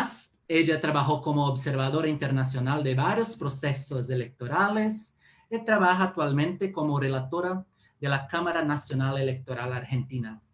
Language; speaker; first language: Spanish; non-native, fluent; Portuguese